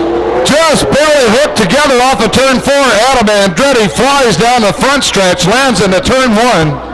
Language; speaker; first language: English; native; English